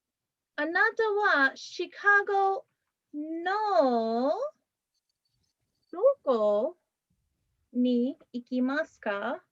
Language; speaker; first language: Japanese; non-native, fluent; English